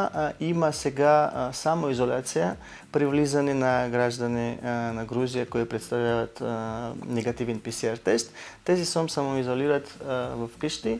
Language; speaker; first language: Bulgarian; non-native, learner; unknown